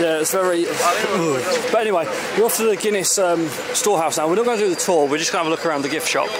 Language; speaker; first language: English; native; English